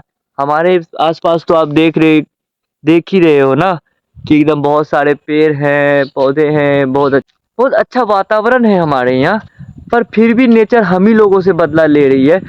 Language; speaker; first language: Hindi; native; Hindi